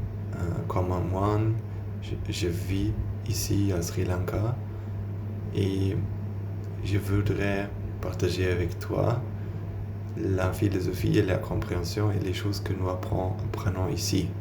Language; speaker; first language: French; non-native, learner; German